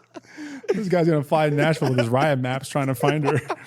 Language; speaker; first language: English; native; English